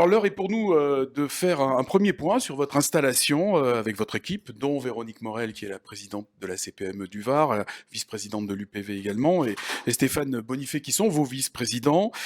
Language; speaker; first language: French; native; French